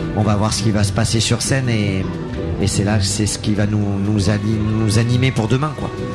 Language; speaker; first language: French; native; French